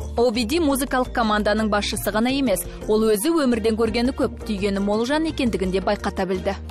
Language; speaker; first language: Kazakh; non-native, local second language; Russian